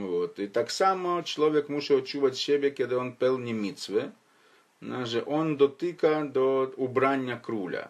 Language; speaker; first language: Polish; non-native, fluent; Ukrainian